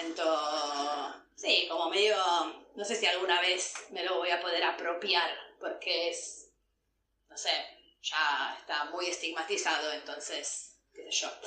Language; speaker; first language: Spanish; non-native, fluent; Italian